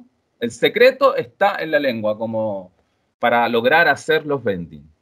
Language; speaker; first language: Spanish; native; Spanish